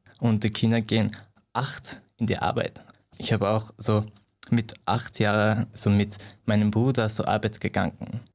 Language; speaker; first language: German; non-native, fluent; Persian